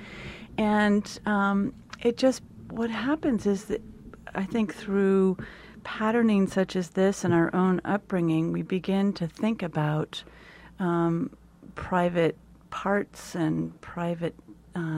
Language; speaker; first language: English; native; English